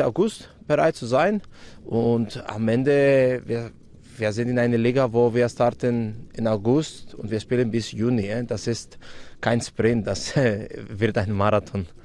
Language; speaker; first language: German; non-native, fluent; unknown